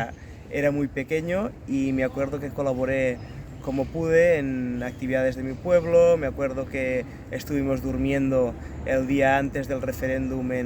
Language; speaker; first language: Spanish; non-native, local second language; Catalan